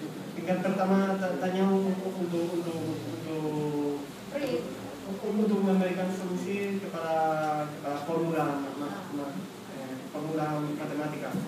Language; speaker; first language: Indonesian; non-native, fluent; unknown